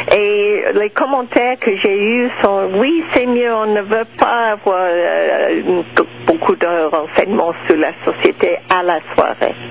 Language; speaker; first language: French; non-native, local second language; English